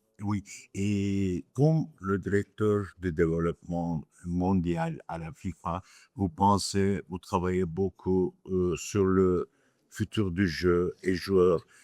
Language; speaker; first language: French; non-native, fluent; Turkish